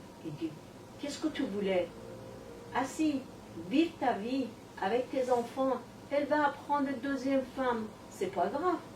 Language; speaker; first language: French; non-native, learner; Persian